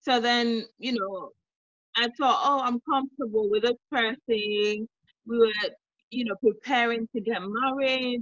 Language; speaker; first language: English; non-native, local second language; Akan